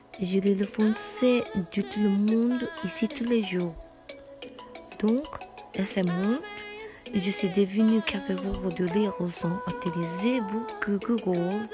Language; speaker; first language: French; non-native, learner; Japanese